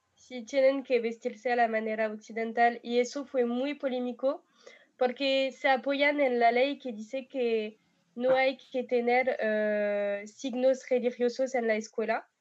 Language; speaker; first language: Spanish; non-native, fluent; French